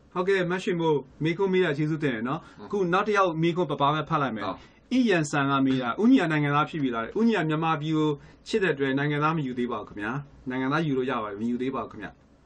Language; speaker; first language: Burmese; native; Burmese